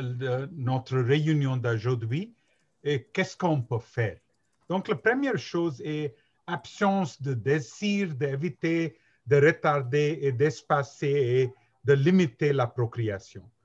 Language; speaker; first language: French; non-native, learner; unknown